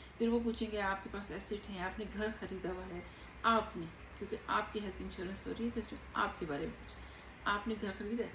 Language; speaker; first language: Urdu; native; Urdu